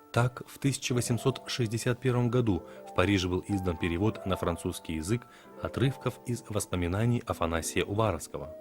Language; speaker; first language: Russian; native; Russian